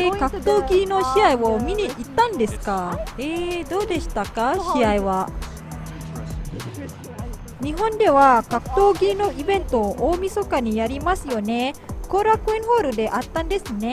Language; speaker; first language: Japanese; non-native, fluent; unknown